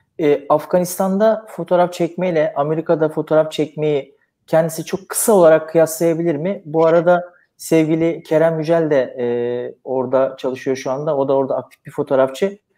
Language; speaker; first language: Turkish; native; Turkish